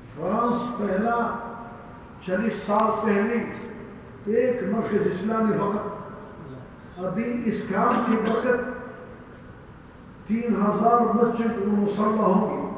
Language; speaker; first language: Urdu; non-native, learner; Arabic